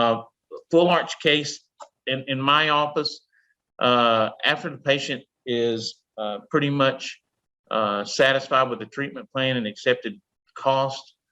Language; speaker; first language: English; native; English